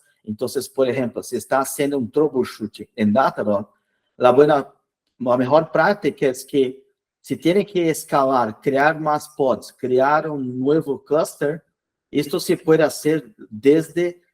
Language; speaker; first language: Spanish; non-native, fluent; Portuguese